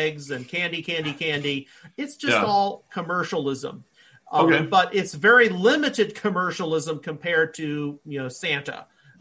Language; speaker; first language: English; native; English